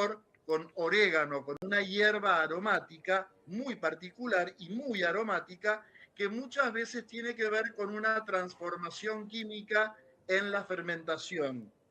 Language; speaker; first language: Spanish; native; Spanish